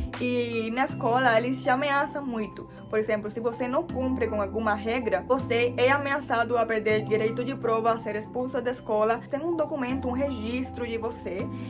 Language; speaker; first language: Portuguese; non-native, fluent; Spanish